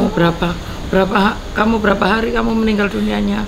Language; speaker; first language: Indonesian; native; Indonesian